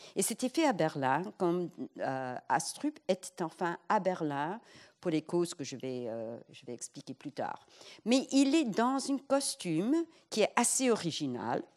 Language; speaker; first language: French; non-native, fluent; English